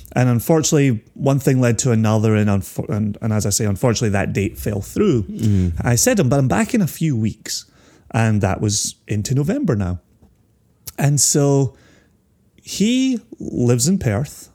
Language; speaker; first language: English; native; English